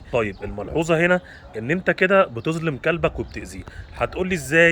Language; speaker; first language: Arabic; native; Arabic